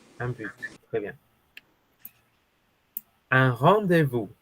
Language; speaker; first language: French; non-native, fluent; Spanish